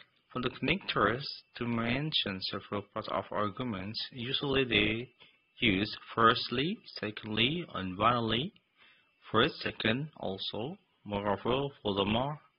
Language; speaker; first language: English; non-native, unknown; Indonesian